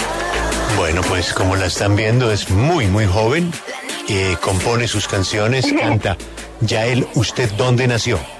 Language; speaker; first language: Spanish; native; Spanish